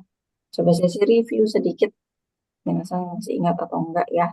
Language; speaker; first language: Indonesian; native; Indonesian